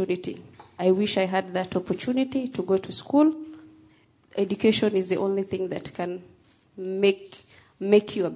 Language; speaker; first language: English; non-native, local second language; Somali